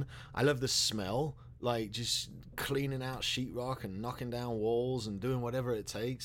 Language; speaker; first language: English; native; English